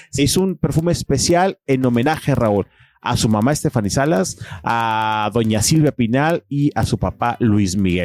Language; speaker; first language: Spanish; native; Spanish